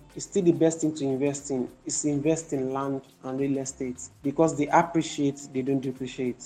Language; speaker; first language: English; non-native, local second language; Yoruba